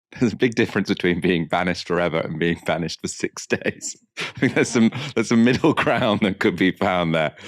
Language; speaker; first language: English; native; English